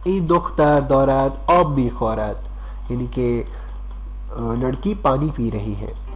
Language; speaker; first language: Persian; non-native, learner; Urdu